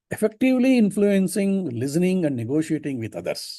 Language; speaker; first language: English; non-native, local second language; Kannada